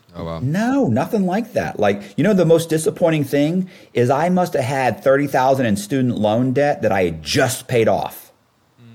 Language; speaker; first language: English; native; English